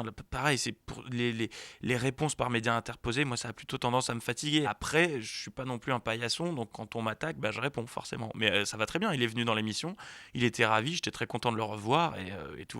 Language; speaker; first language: French; native; French